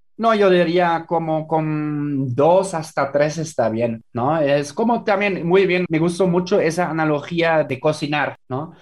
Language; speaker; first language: Spanish; non-native, fluent; German